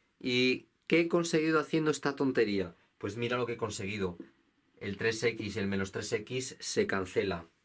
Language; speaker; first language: Spanish; native; Spanish